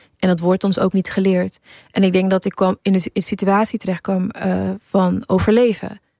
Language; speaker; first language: Dutch; early bilingual, other home language; English